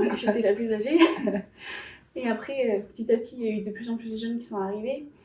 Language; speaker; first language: French; early bilingual, other home language; English